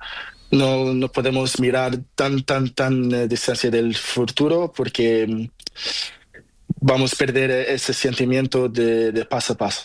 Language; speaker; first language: Spanish; non-native, learner; Portuguese